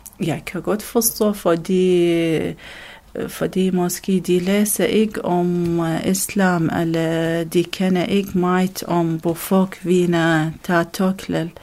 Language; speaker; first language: Danish; non-native, learner; Arabic